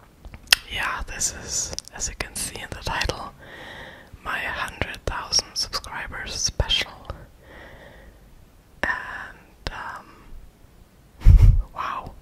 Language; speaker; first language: English; non-native, fluent; German